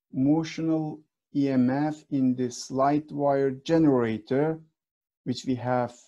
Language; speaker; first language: English; non-native, fluent; Turkish